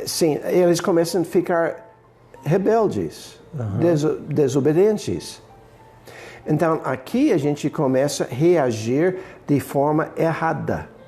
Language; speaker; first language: Portuguese; non-native, fluent; English